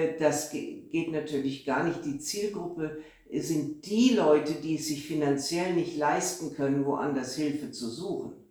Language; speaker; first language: German; native; German